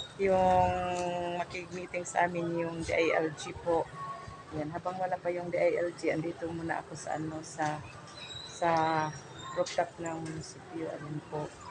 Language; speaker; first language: Filipino; non-native, local second language; Cebuano